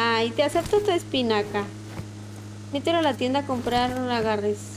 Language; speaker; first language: Spanish; native; Spanish